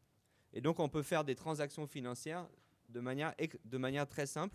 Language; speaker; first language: French; native; French